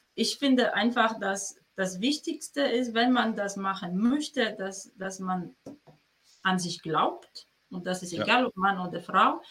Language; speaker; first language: German; non-native, fluent; Polish